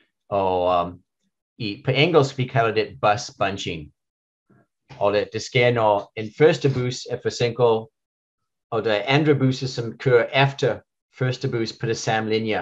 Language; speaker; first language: Danish; non-native, learner; English